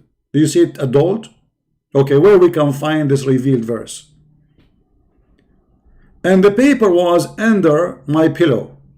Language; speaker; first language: English; non-native, fluent; Arabic